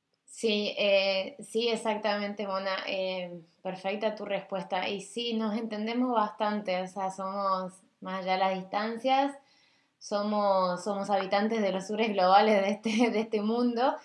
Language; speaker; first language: Spanish; native; Spanish